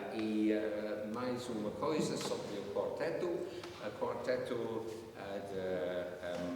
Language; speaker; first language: Portuguese; non-native, learner; English